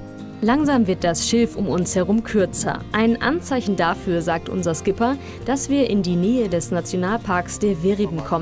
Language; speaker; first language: German; native; German